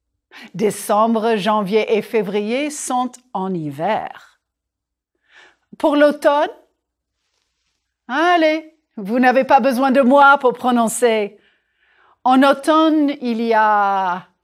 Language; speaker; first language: French; non-native, fluent; English